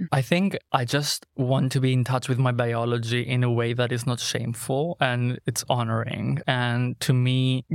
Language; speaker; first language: English; non-native, fluent; Greek